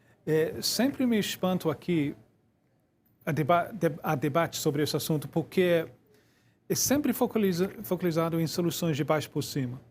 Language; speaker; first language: Portuguese; non-native, fluent; English